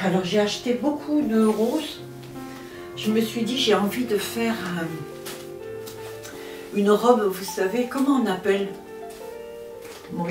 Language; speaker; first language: French; native; French